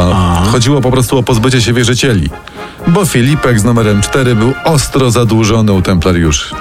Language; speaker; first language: Polish; native; Polish